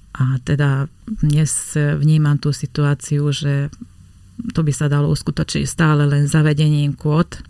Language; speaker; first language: Slovak; non-native, local second language; Hungarian